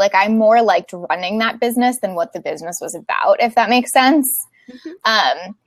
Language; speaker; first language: English; native; English